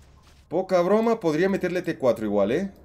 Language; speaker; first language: Spanish; native; Spanish